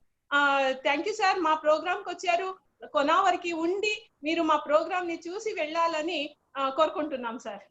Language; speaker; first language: Telugu; non-native, local second language; Kannada